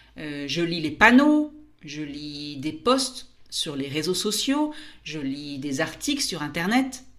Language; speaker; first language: French; native; French